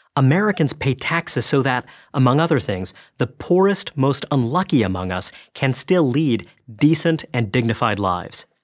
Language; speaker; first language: English; early bilingual, other home language; Bangla